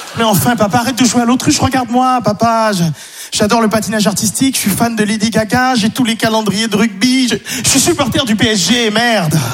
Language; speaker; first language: French; non-native, local second language; Haitian Creole